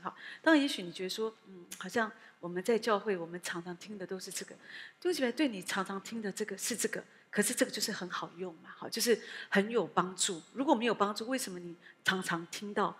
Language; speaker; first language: Chinese; native; Chinese